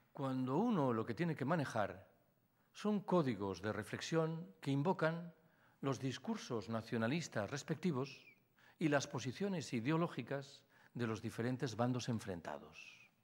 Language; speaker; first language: Spanish; native; Spanish